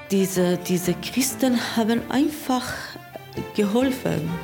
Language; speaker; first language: German; non-native, learner; Persian